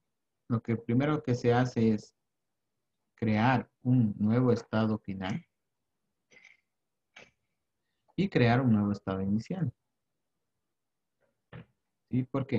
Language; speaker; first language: Spanish; native; Spanish